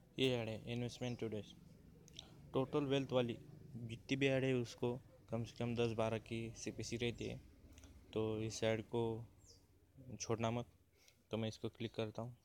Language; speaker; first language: Hindi; non-native, local second language; Marathi